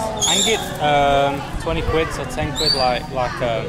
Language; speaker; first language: English; native; English